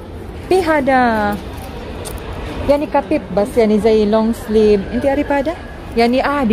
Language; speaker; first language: Arabic; non-native, learner; Filipino